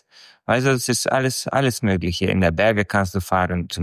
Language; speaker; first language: German; non-native, fluent; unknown